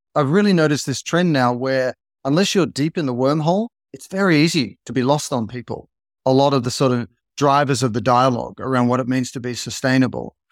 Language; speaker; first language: English; native; English